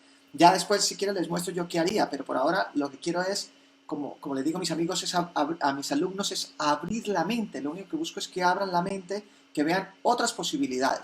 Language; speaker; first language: Spanish; native; Spanish